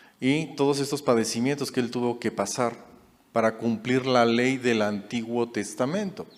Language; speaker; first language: Spanish; native; Spanish